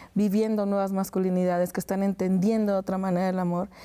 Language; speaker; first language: Spanish; native; Spanish